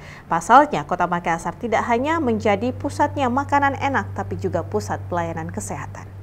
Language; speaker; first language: Indonesian; native; Indonesian